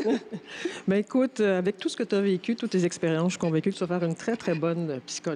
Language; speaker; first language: French; native; French